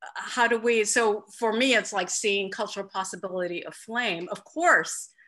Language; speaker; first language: English; native; English